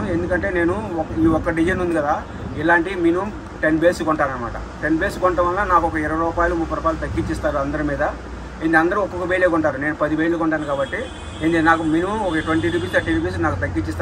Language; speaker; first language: Telugu; native; Telugu